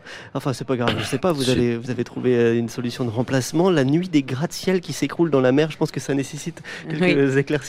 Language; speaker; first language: French; native; French